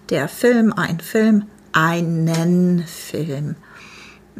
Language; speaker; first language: German; non-native, fluent; English